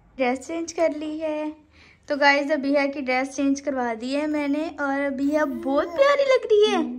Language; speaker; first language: Urdu; native; Urdu